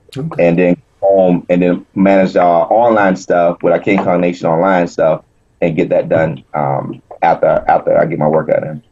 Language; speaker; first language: English; native; English